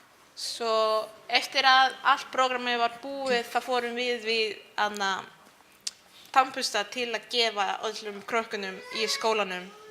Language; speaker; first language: Icelandic; early bilingual, other home language; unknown